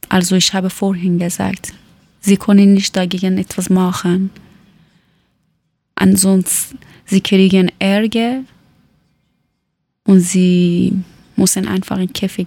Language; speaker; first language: German; non-native, learner; Persian